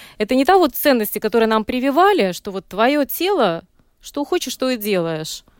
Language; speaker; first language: Russian; native; Russian